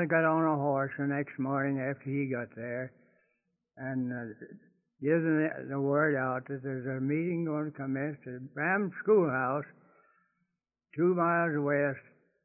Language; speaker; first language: English; native; English